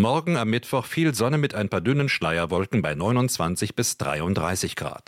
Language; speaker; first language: German; native; German